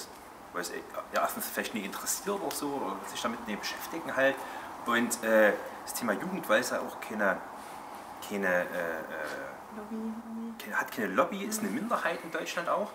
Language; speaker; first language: German; native; German